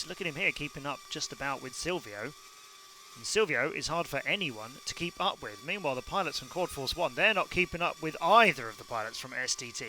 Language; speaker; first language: English; native; English